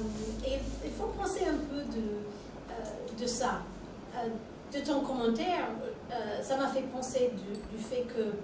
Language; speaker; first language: French; non-native, fluent; English